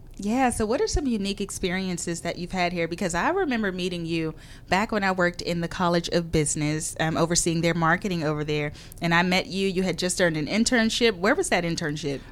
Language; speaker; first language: English; native; English